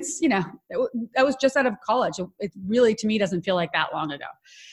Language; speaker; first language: English; native; English